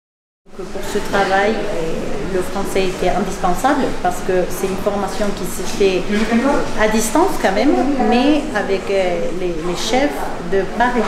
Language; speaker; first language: French; non-native, fluent; Spanish